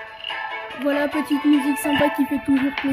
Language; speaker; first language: French; native; French